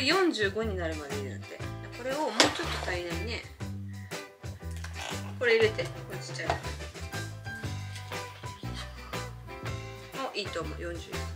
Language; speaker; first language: Japanese; native; Japanese